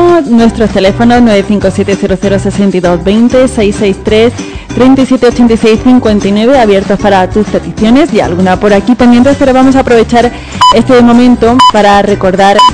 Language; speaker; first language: Spanish; native; Spanish